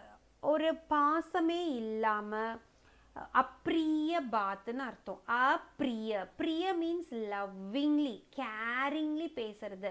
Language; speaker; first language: Tamil; native; Tamil